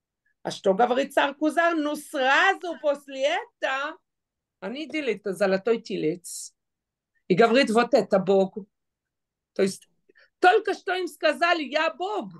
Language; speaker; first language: Russian; non-native, fluent; Hebrew